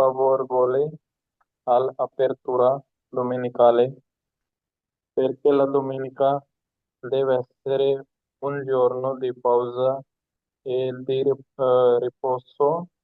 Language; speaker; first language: Italian; non-native, learner; Hindi